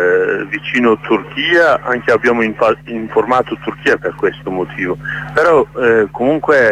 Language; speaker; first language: Italian; non-native, learner; Kurdish